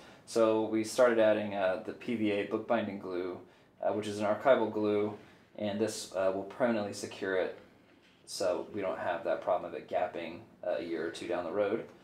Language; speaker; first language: English; native; English